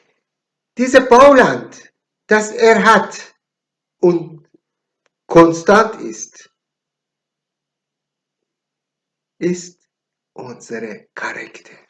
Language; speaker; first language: German; non-native, learner; Persian